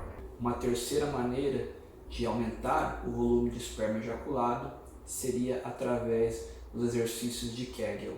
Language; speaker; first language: Portuguese; native; Portuguese